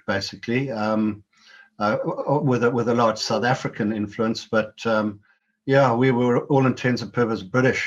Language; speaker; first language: English; native; English